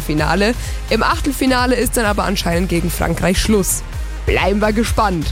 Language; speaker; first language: German; native; German